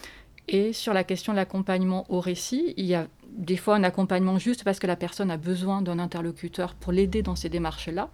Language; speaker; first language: French; native; French